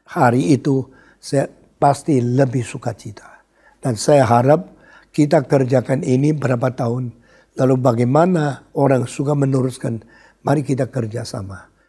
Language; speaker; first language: Indonesian; non-native, fluent; Min Nan Chinese